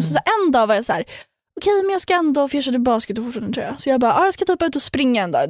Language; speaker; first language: Swedish; native; Swedish